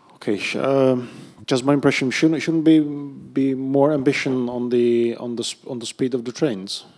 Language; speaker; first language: English; non-native, fluent; Czech